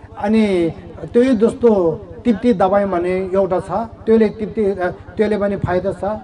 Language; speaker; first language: Nepali; non-native, local second language; Tibetan